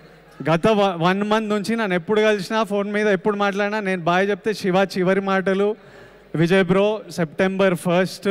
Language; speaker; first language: Telugu; native; Telugu